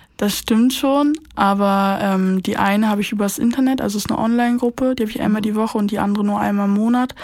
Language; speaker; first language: German; native; German